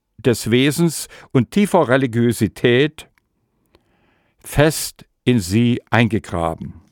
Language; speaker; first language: German; non-native, local second language; Upper Sorbian